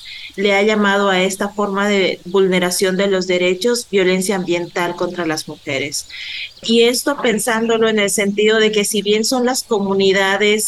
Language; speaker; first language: Spanish; native; Spanish